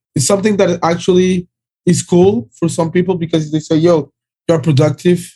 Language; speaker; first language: English; early bilingual, other home language; Portuguese